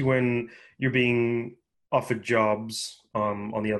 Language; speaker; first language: English; native; English